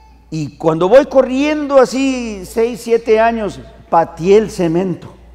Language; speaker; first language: Spanish; early bilingual, heritage; Spanish